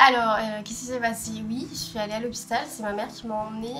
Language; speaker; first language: French; native; French